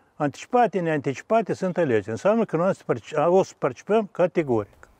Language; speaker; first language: Romanian; native; Romanian